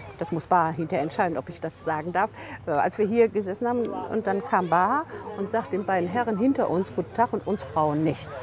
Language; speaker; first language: German; native; German